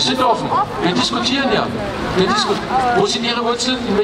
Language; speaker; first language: German; native; German